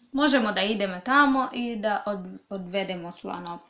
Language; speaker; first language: Serbian; non-native, learner; Swahili